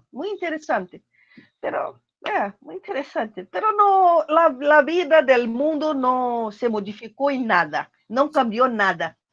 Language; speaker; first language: Portuguese; non-native, learner; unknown